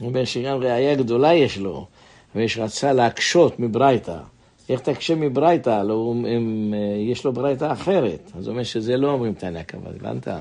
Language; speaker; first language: Hebrew; native; Hebrew